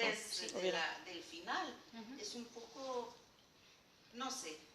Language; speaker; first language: Spanish; non-native, learner; Arabic